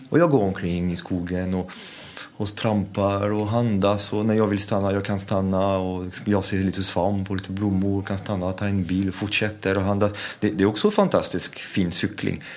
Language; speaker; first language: Swedish; non-native, fluent; French